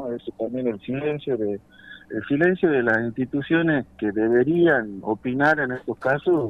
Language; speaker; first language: Spanish; native; Spanish